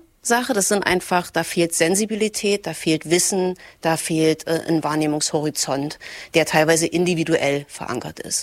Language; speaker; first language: German; native; German